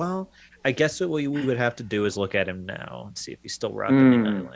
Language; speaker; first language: English; native; English